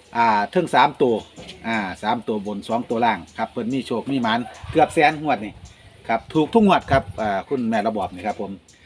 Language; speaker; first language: Thai; native; Thai